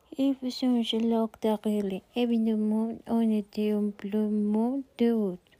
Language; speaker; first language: French; non-native, learner; Spanish